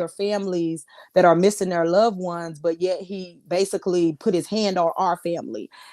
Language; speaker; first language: English; native; English